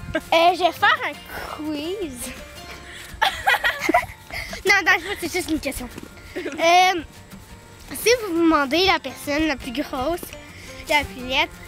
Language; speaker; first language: French; native; French